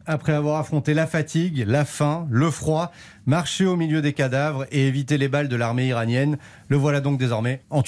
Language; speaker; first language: French; native; French